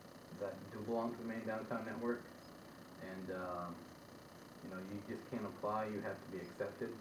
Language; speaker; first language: English; native; English